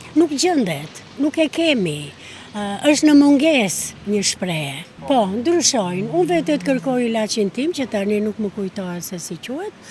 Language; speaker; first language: Albanian; native; Albanian